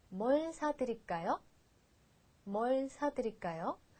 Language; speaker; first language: Korean; non-native, fluent; Russian